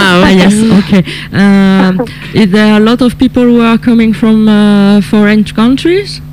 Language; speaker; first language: English; non-native, learner; Italian